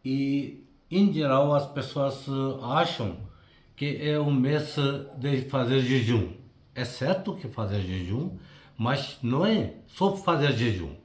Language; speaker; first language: Portuguese; non-native, fluent; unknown